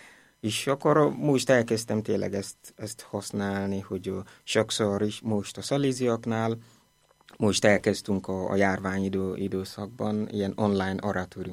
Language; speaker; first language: Hungarian; non-native, fluent; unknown